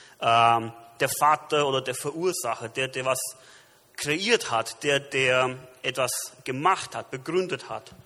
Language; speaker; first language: German; early bilingual, other home language; Romanian